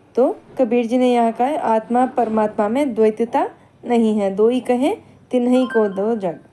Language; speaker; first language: Hindi; native; Hindi